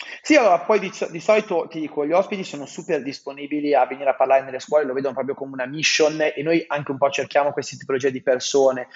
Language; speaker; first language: Italian; native; Italian